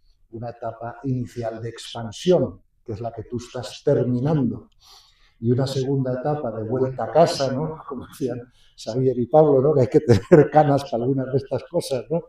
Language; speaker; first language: Spanish; native; Spanish